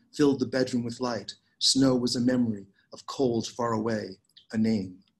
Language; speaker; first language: English; native; English